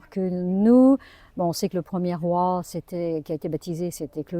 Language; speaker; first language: French; native; French